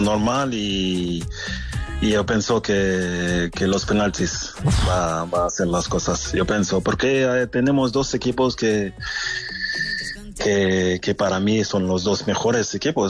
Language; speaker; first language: Spanish; non-native, fluent; French